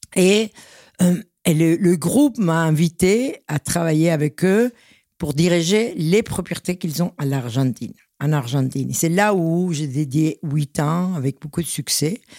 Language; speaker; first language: French; non-native, fluent; Spanish